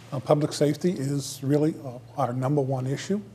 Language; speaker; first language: English; native; English